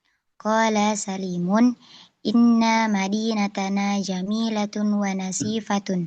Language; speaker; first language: Arabic; non-native, learner; Indonesian